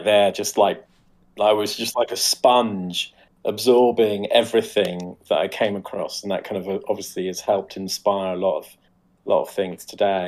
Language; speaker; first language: English; native; English